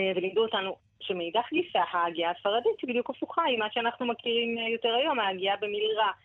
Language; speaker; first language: Hebrew; native; Hebrew